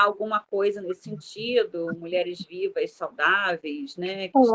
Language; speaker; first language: Portuguese; native; Portuguese